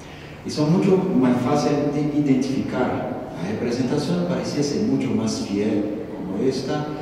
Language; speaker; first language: Spanish; non-native, learner; Portuguese